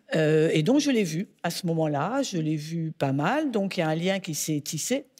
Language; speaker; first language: French; native; French